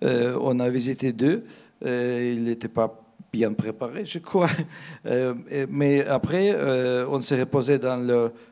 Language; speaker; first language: French; non-native, fluent; Russian